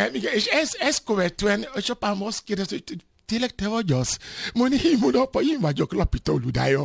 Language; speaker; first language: Hungarian; non-native, fluent; Yoruba